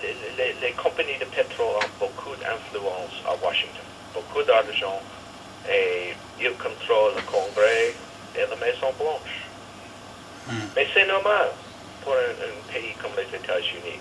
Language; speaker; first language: French; non-native, fluent; English